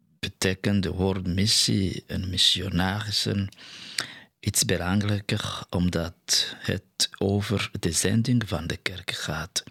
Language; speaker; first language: Dutch; non-native, fluent; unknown